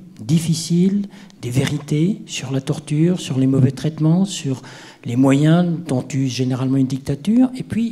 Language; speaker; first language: French; native; French